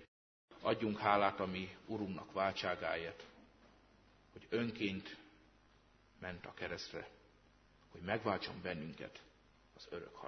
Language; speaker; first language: Hungarian; native; Hungarian